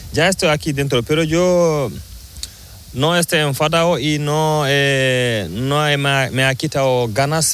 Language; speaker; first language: Spanish; non-native, learner; Fula